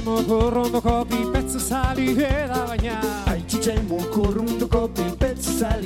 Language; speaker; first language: Spanish; non-native, local second language; Basque